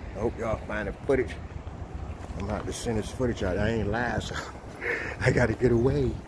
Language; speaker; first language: English; native; English